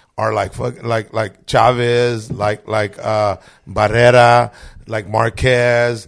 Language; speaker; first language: English; early bilingual, other home language; Spanish